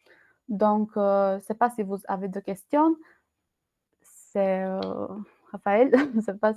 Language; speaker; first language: French; non-native, learner; Albanian